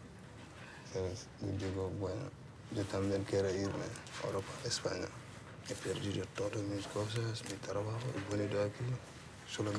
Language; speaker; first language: Spanish; non-native, learner; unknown